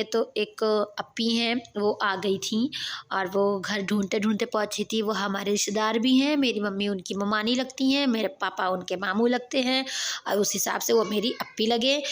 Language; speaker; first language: Hindi; native; Hindi